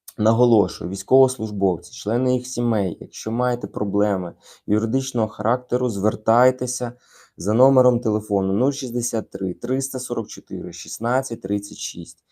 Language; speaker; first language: Ukrainian; native; Ukrainian